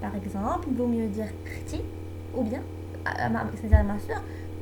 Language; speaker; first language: French; non-native, local second language; Arabic